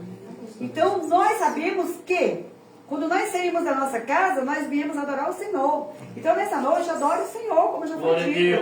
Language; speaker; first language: Portuguese; native; Portuguese